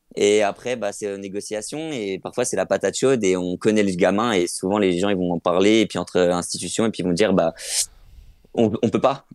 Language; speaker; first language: French; native; French